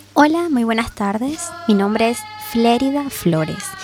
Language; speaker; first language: Spanish; non-native, local second language; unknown